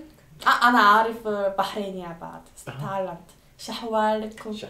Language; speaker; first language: Arabic; non-native, fluent; Korean